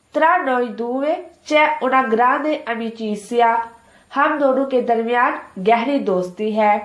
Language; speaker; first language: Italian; non-native, fluent; Urdu